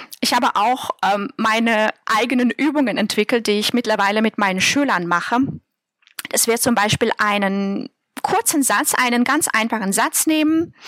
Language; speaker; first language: German; non-native, fluent; Russian